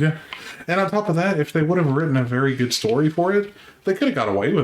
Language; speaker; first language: English; native; English